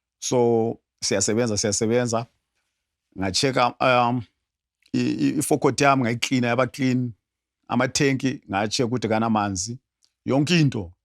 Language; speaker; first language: Zulu; native; Zulu